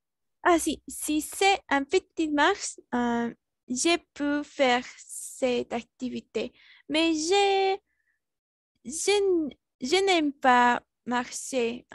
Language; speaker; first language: French; non-native, learner; Spanish